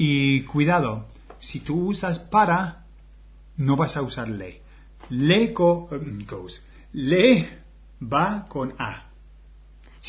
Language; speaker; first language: Spanish; non-native, fluent; English